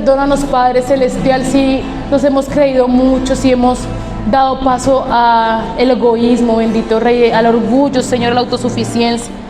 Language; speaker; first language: Spanish; native; Spanish